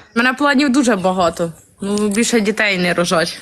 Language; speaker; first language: Ukrainian; native; Ukrainian